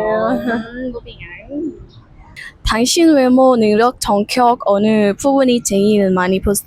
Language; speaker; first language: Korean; non-native, learner; Lao